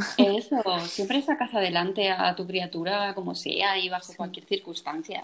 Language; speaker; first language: Spanish; native; Spanish